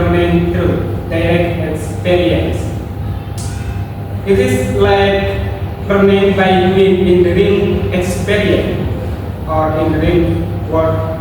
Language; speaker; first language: English; non-native, learner; Indonesian